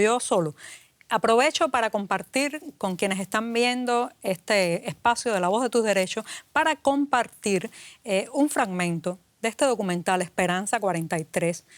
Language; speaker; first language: Spanish; native; Spanish